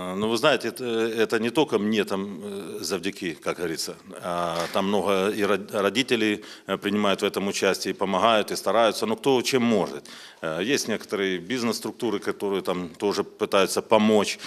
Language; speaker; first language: Ukrainian; non-native, local second language; Russian